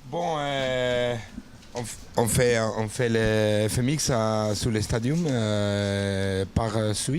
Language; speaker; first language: French; non-native, learner; Spanish